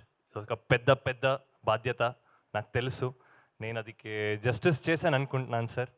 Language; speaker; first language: Telugu; non-native, learner; Kannada